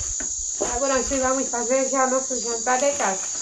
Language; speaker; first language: Portuguese; non-native, local second language; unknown